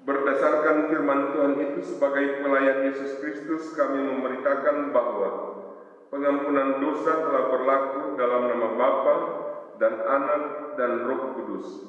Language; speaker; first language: Indonesian; native; Indonesian